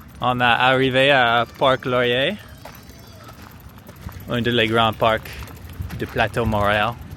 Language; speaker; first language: French; non-native, local second language; English